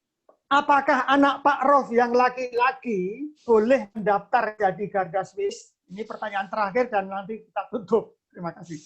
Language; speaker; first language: Indonesian; native; Indonesian